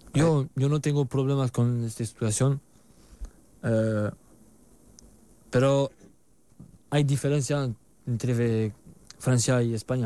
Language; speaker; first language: Spanish; non-native, learner; French